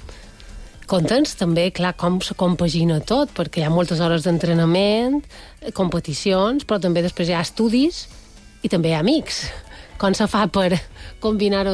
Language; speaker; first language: Catalan; native; Catalan